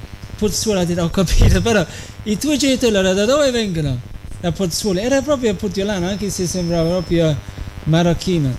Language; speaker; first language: Italian; native; Italian